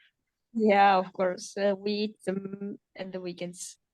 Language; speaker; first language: English; non-native, learner; Uzbek